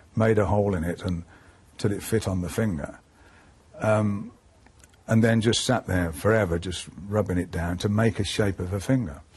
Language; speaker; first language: English; native; English